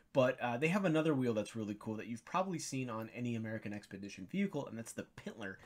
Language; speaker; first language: English; native; English